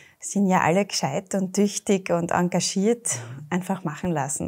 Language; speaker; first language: German; native; German